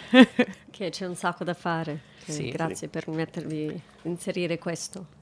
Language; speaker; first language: Italian; non-native, fluent; English